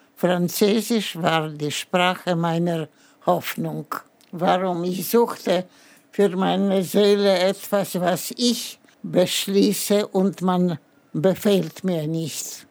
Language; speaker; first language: German; non-native, fluent; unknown